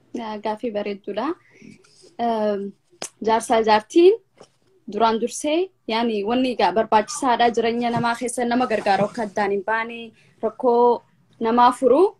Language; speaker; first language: Oromo; early bilingual, heritage; Oromo